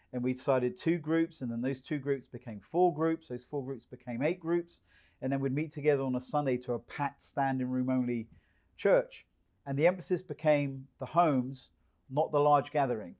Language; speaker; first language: English; native; English